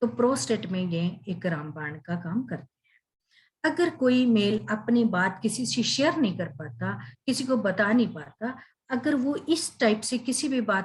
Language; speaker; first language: Hindi; native; Hindi